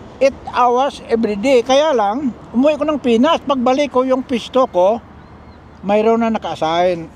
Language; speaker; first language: Filipino; non-native, local second language; Hiligaynon